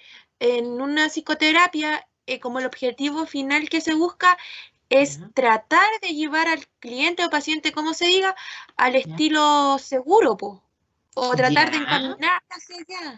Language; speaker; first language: Spanish; native; Spanish